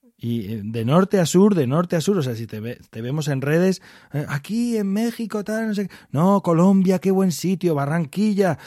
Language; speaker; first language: Spanish; native; Spanish